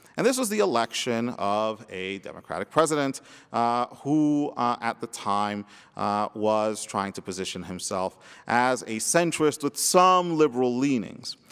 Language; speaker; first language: English; early bilingual, other home language; Spanish